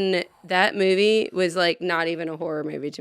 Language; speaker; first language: English; native; English